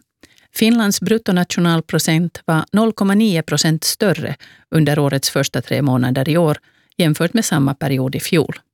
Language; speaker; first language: Swedish; native; Swedish